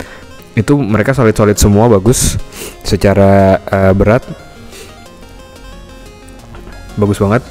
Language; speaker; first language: Indonesian; native; Indonesian